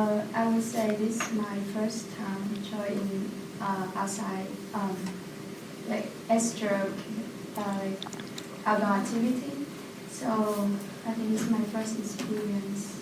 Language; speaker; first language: English; non-native, learner; Vietnamese